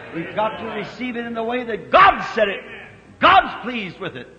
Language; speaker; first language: English; native; English